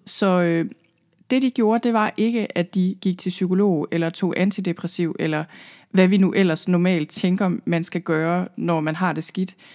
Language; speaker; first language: Danish; native; Danish